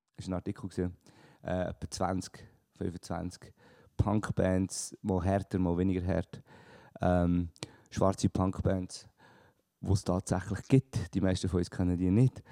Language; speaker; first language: German; native; German